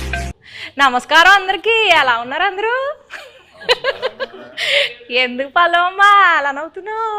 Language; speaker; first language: Telugu; native; Telugu